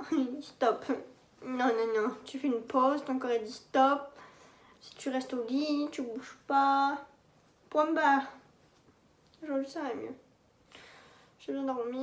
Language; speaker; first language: French; native; French